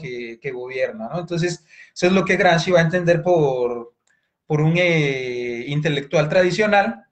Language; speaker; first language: Spanish; native; Spanish